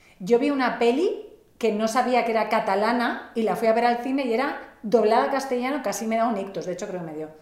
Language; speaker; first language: Spanish; native; Spanish